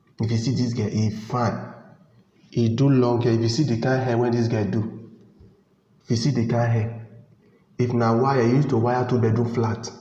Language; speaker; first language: Nigerian Pidgin; native; Nigerian Pidgin